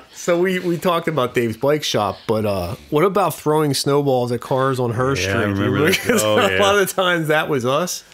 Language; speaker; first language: English; native; English